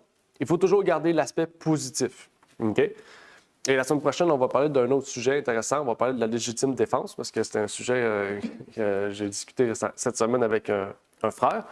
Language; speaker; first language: French; native; French